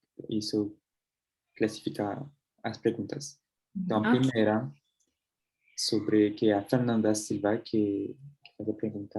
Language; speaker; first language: Portuguese; non-native, fluent; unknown